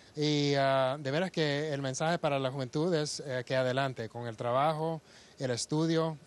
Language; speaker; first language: Spanish; early bilingual, heritage; Spanish